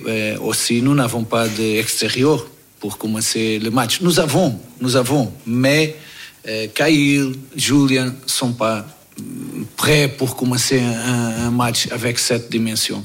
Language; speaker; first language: French; non-native, learner; Portuguese